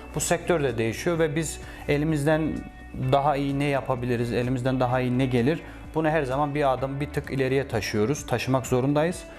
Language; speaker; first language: Turkish; native; Turkish